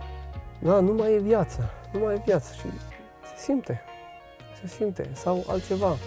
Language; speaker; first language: Romanian; non-native, fluent; French